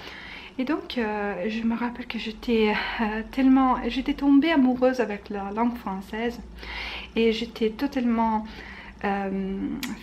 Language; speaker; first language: French; non-native, fluent; Italian